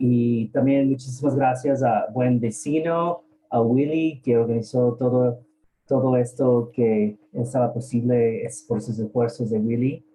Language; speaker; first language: Spanish; early bilingual, heritage; Spanish